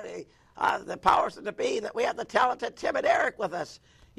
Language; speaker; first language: English; native; English